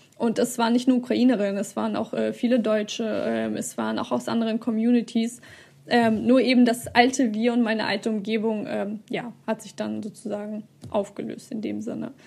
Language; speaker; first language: German; early bilingual, other home language; Russian